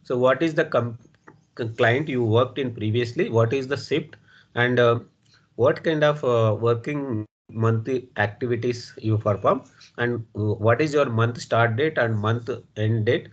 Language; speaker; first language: English; non-native, local second language; Telugu